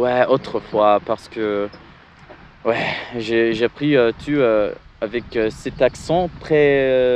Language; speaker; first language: French; non-native, learner; English